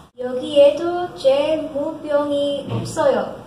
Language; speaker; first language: Korean; non-native, learner; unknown